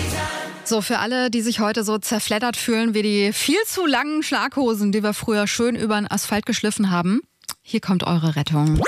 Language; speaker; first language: German; native; German